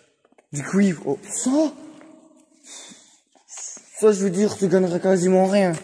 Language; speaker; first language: French; native; French